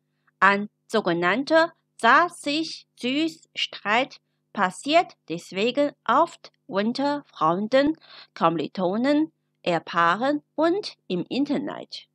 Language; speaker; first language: German; non-native, fluent; Chinese